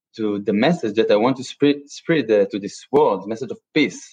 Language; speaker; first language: English; non-native, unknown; Hebrew